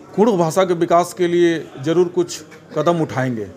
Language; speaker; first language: Hindi; non-native, local second language; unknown